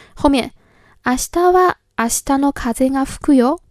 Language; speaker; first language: Japanese; non-native, fluent; Chinese